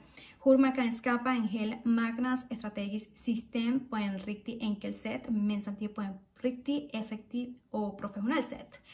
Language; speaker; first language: Swedish; non-native, fluent; Spanish